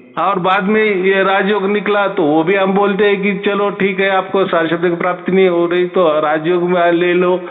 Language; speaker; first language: Hindi; non-native, local second language; Marathi